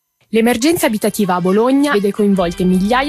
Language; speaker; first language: Italian; native; Italian